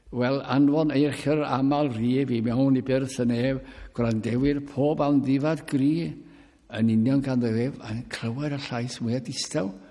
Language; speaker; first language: Welsh; early bilingual, heritage; Welsh